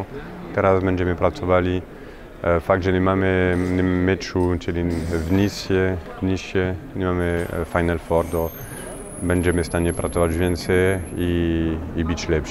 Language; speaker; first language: Polish; non-native, fluent; French